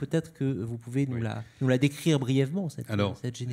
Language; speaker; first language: French; native; French